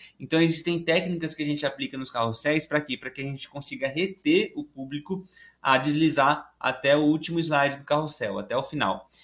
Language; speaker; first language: Portuguese; native; Portuguese